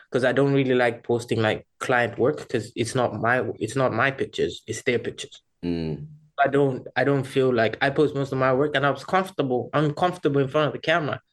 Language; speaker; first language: English; non-native, local second language; Kinyarwanda